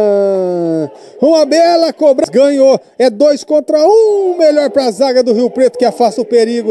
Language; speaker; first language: Portuguese; native; Portuguese